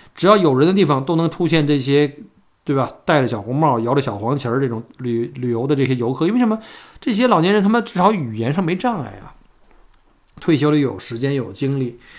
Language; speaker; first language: Chinese; native; Chinese